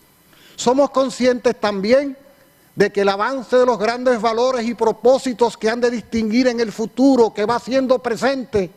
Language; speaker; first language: Spanish; native; Spanish